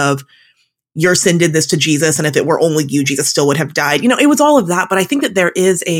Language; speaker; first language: English; native; English